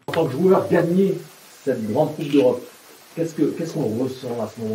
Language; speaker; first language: French; native; French